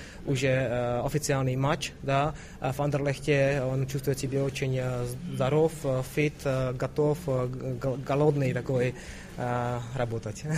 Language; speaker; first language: Russian; non-native, fluent; Czech